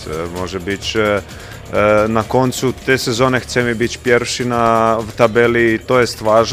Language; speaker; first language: Polish; non-native, learner; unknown